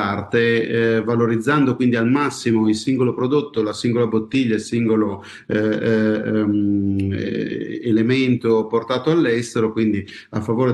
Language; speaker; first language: Italian; native; Italian